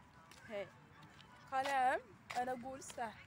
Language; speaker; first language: Arabic; non-native, learner; Amharic